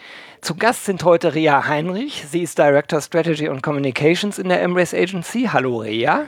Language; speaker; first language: German; native; German